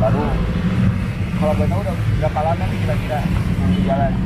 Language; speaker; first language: Indonesian; native; Indonesian